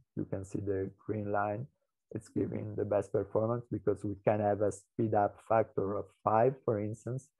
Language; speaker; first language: English; non-native, fluent; Italian